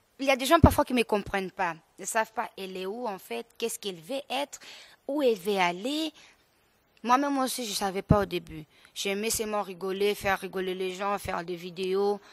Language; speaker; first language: French; non-native, local second language; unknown